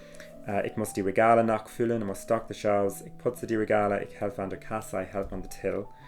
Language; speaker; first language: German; non-native, fluent; English